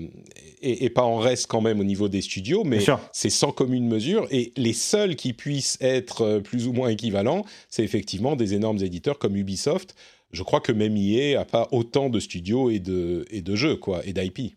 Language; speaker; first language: French; native; French